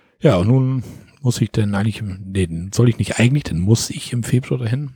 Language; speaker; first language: German; native; German